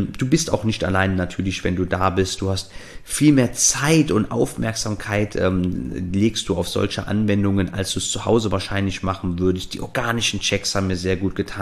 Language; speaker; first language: German; native; German